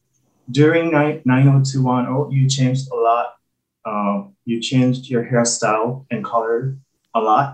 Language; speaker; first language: English; non-native, fluent; Japanese